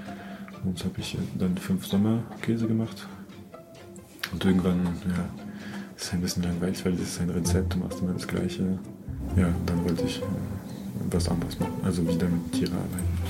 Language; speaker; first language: German; non-native, fluent; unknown